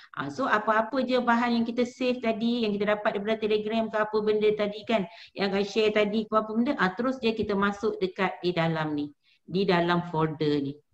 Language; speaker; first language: Malay; native; Malay